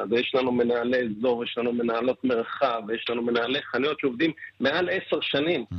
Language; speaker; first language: Hebrew; non-native, local second language; Arabic